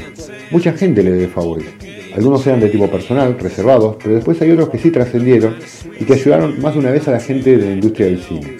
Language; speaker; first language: Spanish; native; Spanish